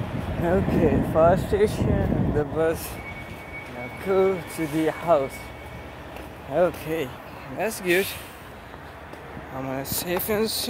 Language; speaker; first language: English; non-native, learner; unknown